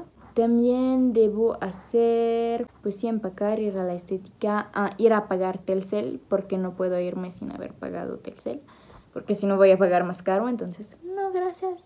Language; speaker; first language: Spanish; non-native, learner; French